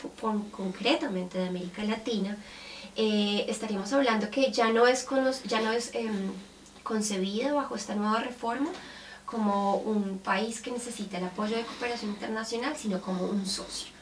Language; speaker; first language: Spanish; native; Spanish